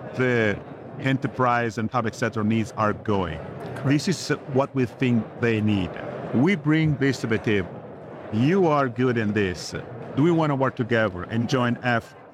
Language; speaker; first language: English; non-native, fluent; Italian